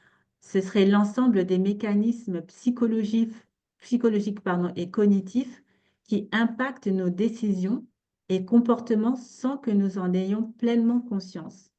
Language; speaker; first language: French; native; French